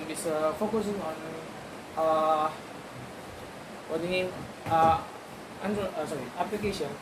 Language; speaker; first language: English; non-native, learner; Indonesian